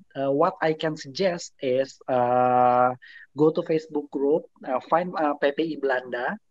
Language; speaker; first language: English; non-native, fluent; Indonesian